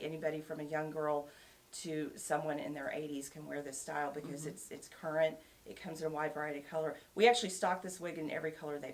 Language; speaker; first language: English; native; English